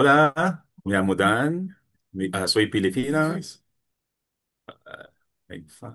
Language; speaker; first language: Spanish; non-native, learner; Filipino